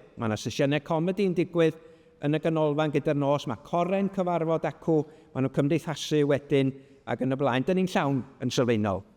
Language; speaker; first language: Welsh; native; Welsh